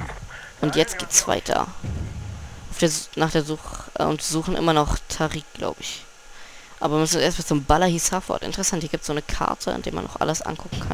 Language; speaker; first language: German; native; German